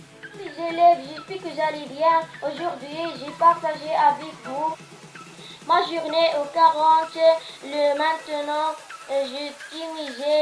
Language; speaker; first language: French; non-native, learner; Arabic